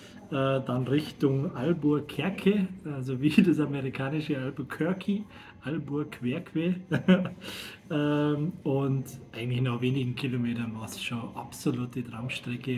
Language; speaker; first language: German; native; German